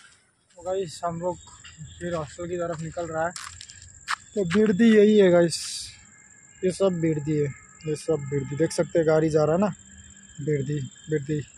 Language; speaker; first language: Hindi; non-native, local second language; Nepali